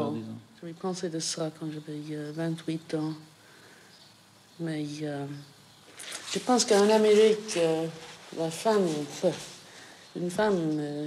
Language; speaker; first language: French; non-native, fluent; English